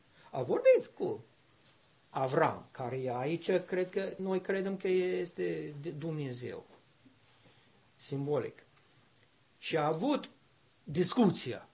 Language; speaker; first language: Romanian; non-native, learner; English